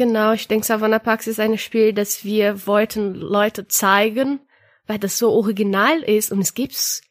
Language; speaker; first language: German; non-native, learner; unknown